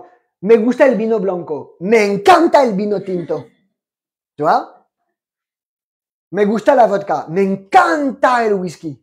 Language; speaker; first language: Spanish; non-native, fluent; French